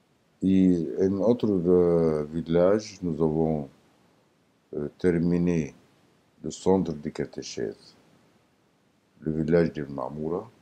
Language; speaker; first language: French; non-native, learner; Arabic